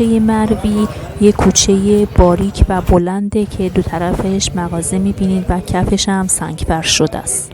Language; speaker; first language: Persian; native; Persian